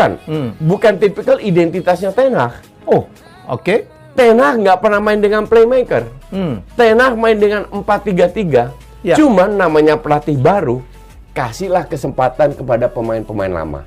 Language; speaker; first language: Indonesian; native; Indonesian